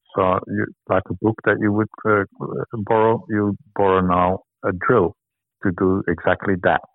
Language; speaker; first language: English; non-native, fluent; Dutch